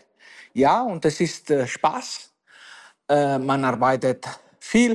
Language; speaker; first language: German; non-native, learner; Italian